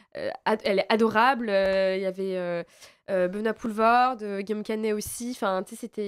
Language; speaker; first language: French; native; French